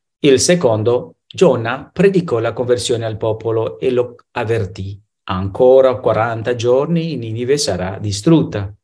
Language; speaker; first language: Italian; non-native, fluent; Spanish